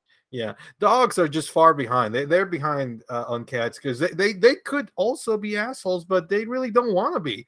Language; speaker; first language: English; early bilingual, other home language; Spanish